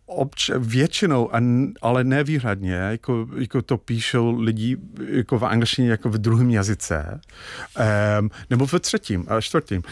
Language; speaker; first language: Czech; non-native, fluent; English